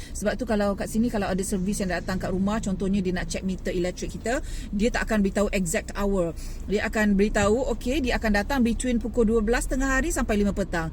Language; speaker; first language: Malay; native; Malay